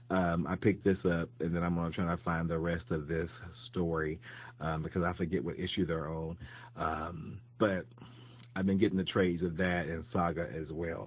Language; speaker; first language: English; native; English